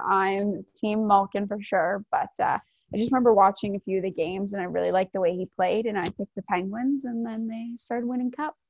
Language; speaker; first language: English; native; English